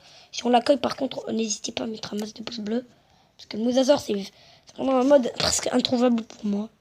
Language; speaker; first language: French; native; French